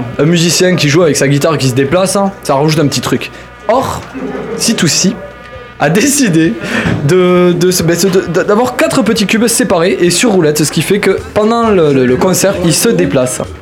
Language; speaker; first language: French; native; French